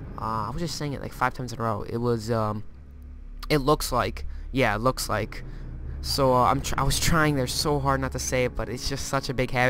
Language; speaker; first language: English; native; English